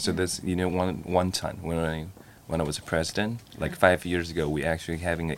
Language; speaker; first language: English; non-native, learner; Chinese